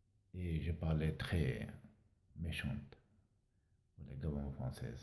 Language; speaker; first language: French; non-native, learner; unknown